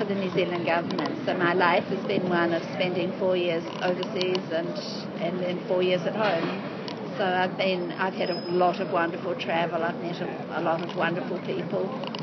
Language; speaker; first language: English; native; English